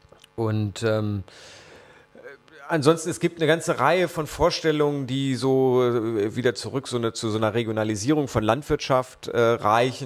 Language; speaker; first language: German; native; German